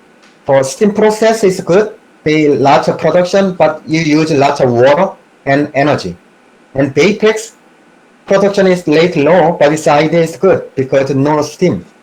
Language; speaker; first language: English; non-native, fluent; Korean